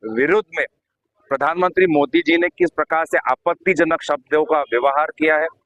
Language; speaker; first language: Hindi; non-native, local second language; Assamese